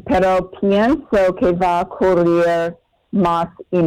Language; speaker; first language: Spanish; non-native, fluent; English